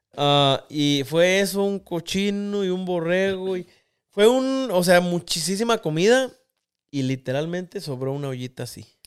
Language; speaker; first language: Spanish; native; Spanish